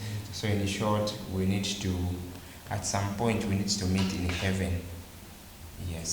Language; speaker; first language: English; non-native, local second language; Bemba